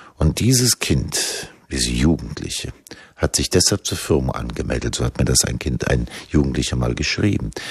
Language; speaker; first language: German; native; German